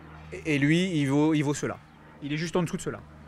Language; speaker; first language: French; native; French